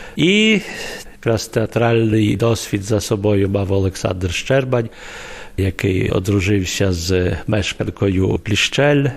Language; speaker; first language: Ukrainian; early bilingual, heritage; Ukrainian